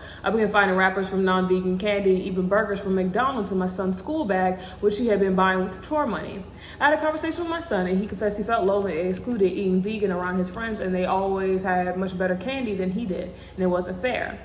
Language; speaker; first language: English; native; English